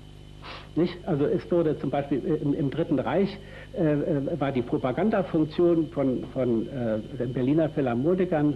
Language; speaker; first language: German; native; German